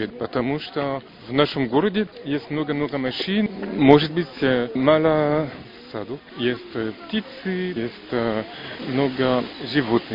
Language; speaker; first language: Russian; non-native, learner; French